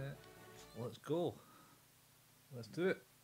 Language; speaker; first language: English; native; English